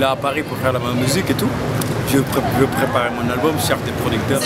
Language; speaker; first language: French; non-native, local second language; Wolof